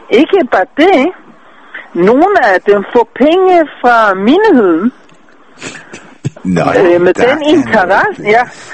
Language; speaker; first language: Danish; non-native, fluent; Hebrew